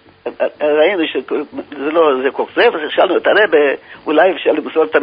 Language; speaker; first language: Hebrew; non-native, fluent; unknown